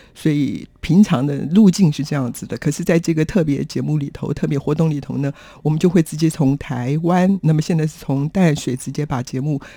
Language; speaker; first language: Chinese; native; Chinese